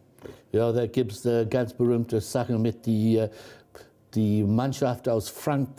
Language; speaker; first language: German; non-native, fluent; English